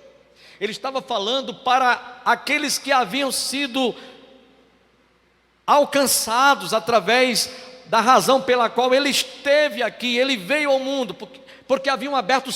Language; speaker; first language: Portuguese; native; Portuguese